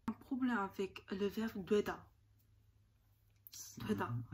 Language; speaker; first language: French; non-native, learner; Korean